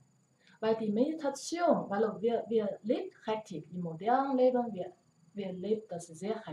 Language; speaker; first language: German; non-native, learner; Chinese